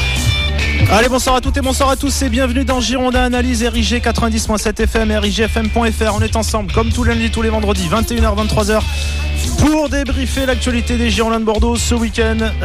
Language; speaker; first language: French; native; French